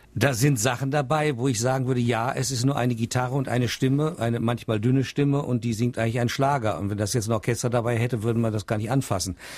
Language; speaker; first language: German; native; German